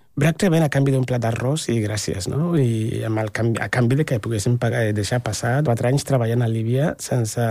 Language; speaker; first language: Catalan; non-native, fluent; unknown